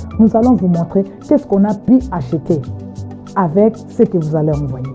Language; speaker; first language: French; non-native, local second language; Lingala